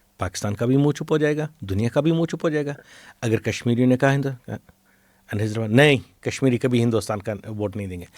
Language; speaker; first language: Urdu; non-native, local second language; Kashmiri